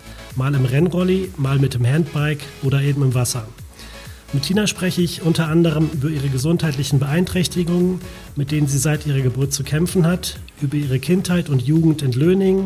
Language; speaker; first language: German; native; German